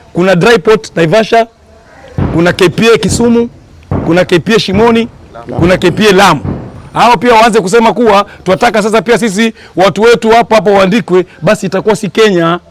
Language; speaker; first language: Swahili; native; Swahili